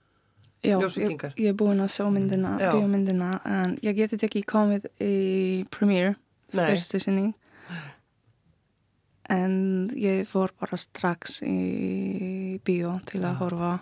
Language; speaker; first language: Icelandic; non-native, learner; Polish